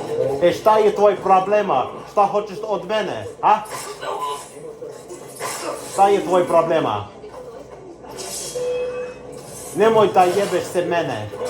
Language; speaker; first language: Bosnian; early bilingual, heritage; Bosnian